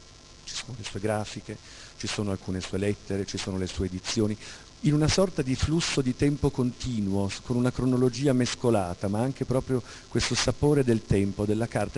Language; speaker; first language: Italian; native; Italian